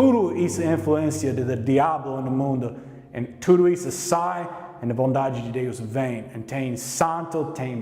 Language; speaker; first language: Portuguese; non-native, learner; English